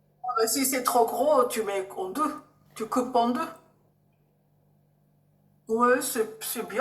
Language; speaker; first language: French; non-native, learner; Japanese